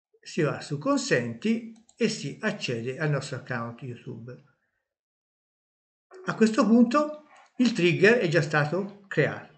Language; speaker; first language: Italian; native; Italian